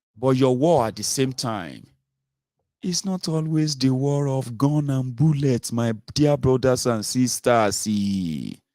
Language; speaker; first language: English; non-native, local second language; Yoruba